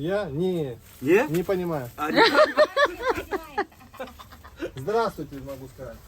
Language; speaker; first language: Russian; non-native, learner; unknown